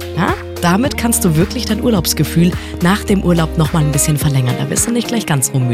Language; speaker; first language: German; native; German